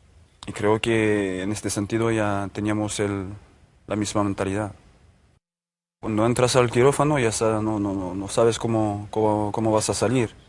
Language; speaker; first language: Spanish; non-native, fluent; French